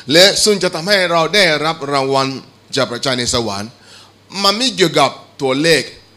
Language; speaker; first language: Thai; non-native, fluent; Igbo